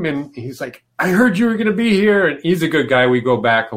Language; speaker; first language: English; native; English